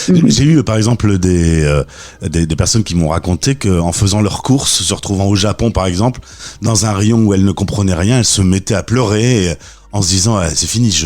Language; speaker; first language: French; native; French